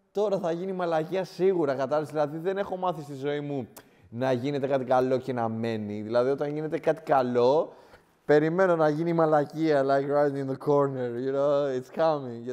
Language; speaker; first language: Greek; native; Greek